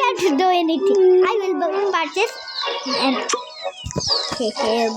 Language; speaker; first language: English; non-native, learner; Bangla